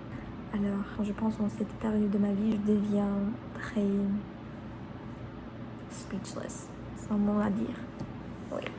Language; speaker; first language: French; non-native, learner; Spanish